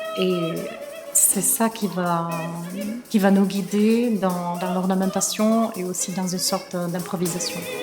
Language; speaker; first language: French; non-native, fluent; Czech